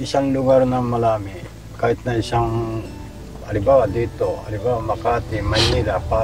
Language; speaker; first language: Filipino; non-native, learner; Japanese